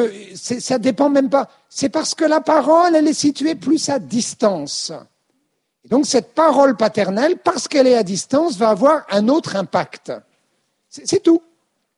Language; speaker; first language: French; native; French